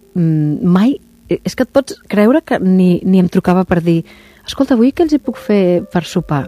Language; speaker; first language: Catalan; non-native, local second language; Spanish